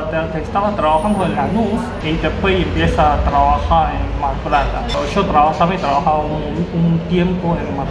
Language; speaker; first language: Spanish; non-native, learner; Chinese